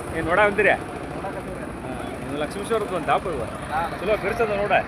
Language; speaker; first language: Kannada; native; Kannada